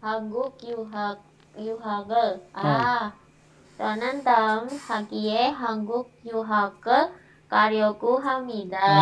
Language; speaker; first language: Korean; non-native, learner; Indonesian